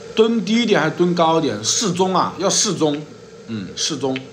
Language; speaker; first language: Chinese; native; Chinese